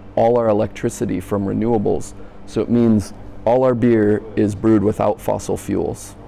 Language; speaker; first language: English; native; English